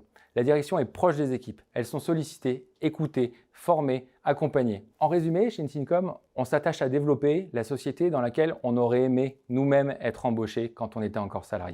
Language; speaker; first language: French; native; French